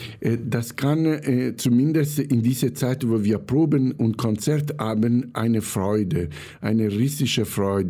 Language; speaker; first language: German; non-native, fluent; Italian